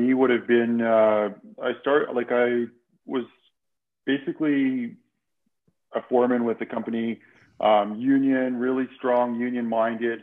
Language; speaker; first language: English; native; English